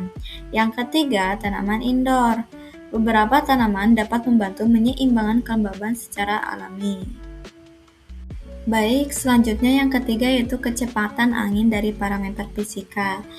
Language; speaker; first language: Indonesian; native; Indonesian